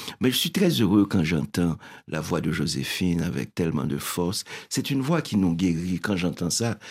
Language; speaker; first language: French; non-native, local second language; Haitian Creole